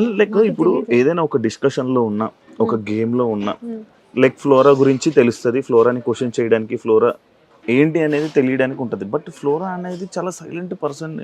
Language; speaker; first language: Telugu; native; Telugu